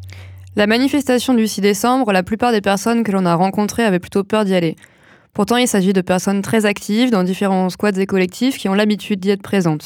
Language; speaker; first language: French; native; French